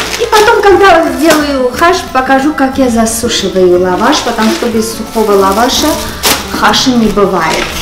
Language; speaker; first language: Russian; non-native, local second language; Armenian